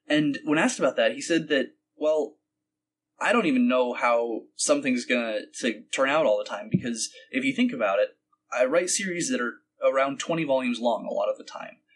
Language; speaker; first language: English; native; English